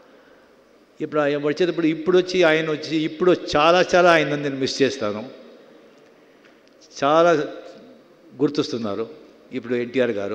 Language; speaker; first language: Telugu; non-native, local second language; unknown